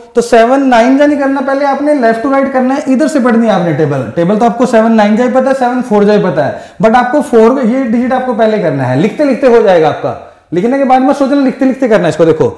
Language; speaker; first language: Hindi; non-native, local second language; Punjabi